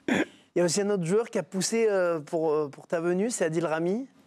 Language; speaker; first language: French; native; French